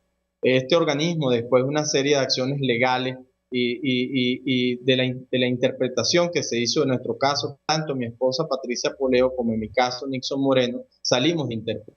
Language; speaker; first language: Spanish; native; Spanish